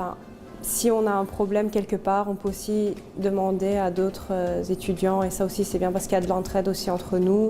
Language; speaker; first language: French; native; French